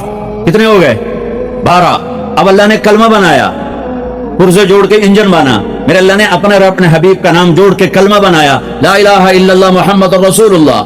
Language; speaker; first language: Hindi; non-native, local second language; Punjabi